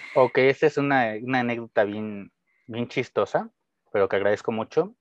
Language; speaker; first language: Spanish; native; Spanish